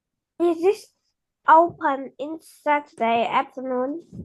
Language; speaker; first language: English; non-native, learner; Vietnamese